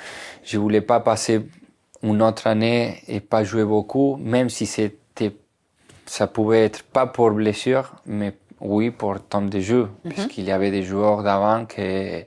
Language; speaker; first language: French; non-native, fluent; Spanish